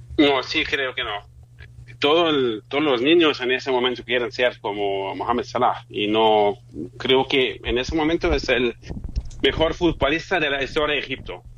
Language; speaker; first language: Spanish; non-native, fluent; German